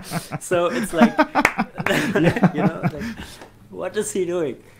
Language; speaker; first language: English; non-native, fluent; German